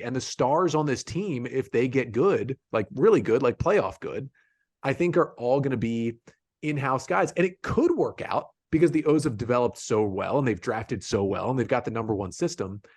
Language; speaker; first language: English; native; English